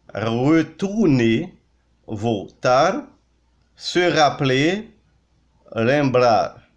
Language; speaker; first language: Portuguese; non-native, learner; Haitian Creole